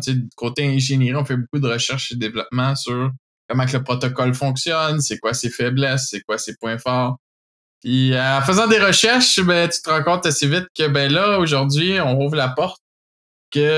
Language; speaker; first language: French; native; French